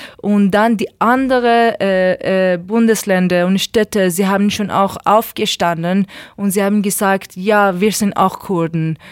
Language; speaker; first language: German; non-native, learner; Persian